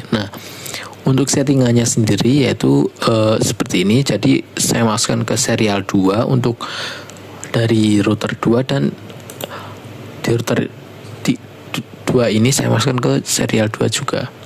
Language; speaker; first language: Indonesian; native; Indonesian